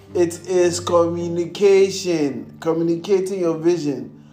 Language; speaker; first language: English; non-native, local second language; Akan